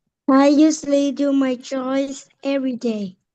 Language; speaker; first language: English; non-native, learner; Vietnamese